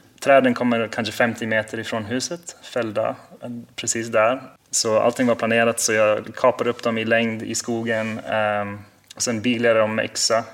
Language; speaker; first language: Swedish; early bilingual, heritage; Swedish